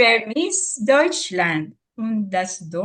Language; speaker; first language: German; non-native, learner; Filipino